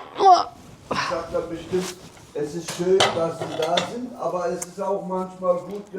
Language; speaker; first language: German; non-native, learner; Turkish